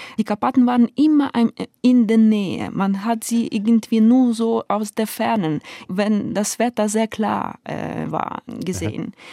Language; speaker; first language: German; non-native, fluent; Ukrainian